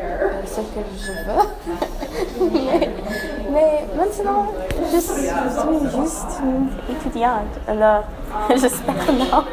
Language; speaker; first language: French; non-native, learner; English